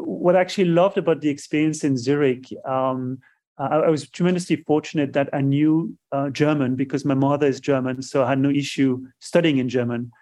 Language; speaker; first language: English; non-native, fluent; French